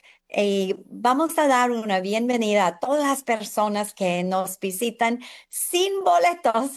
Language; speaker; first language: Spanish; non-native, fluent; English